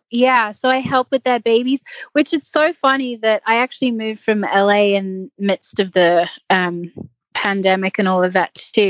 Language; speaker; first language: English; native; English